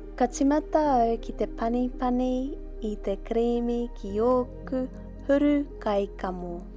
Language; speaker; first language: Māori; non-native, local second language; English